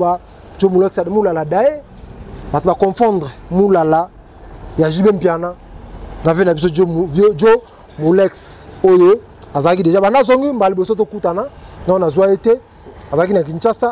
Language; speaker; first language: French; non-native, local second language; Lingala